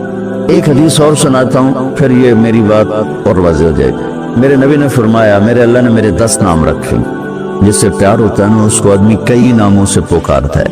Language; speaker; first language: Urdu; non-native, local second language; Saraiki